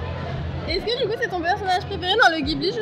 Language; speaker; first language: French; native; French